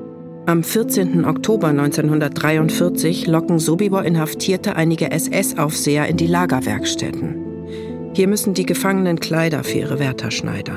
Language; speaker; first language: German; native; German